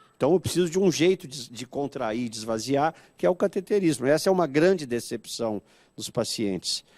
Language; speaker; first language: Portuguese; native; Portuguese